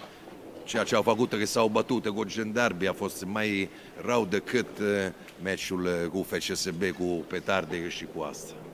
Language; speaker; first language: Romanian; non-native, learner; Italian